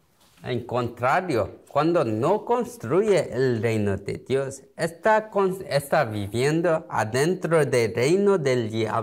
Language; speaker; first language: Spanish; non-native, learner; Korean